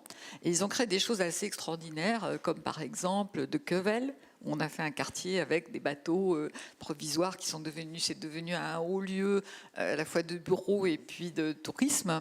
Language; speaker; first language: French; native; French